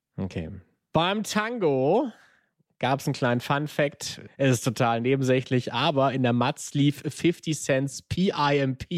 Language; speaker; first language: German; native; German